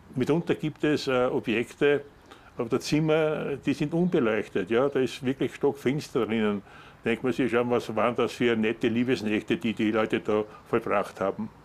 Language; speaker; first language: German; native; German